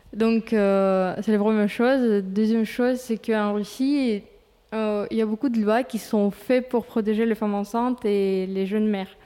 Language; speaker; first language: French; non-native, fluent; Russian